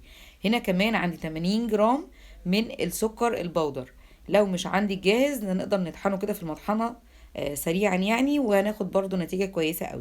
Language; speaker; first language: Arabic; native; Arabic